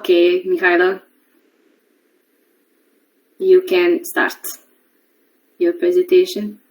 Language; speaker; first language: English; non-native, learner; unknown